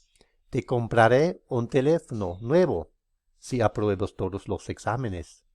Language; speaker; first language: Spanish; non-native, fluent; English